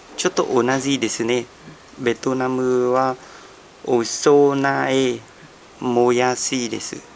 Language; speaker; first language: Japanese; non-native, learner; Vietnamese